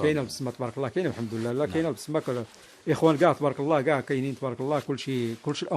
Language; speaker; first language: Arabic; native; Arabic